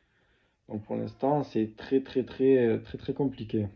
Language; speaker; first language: French; native; French